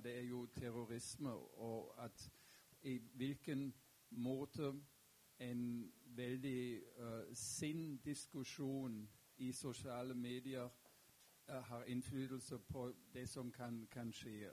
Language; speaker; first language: Norwegian; non-native, fluent; German